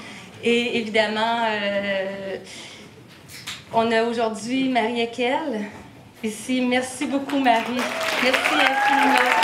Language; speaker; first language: French; native; French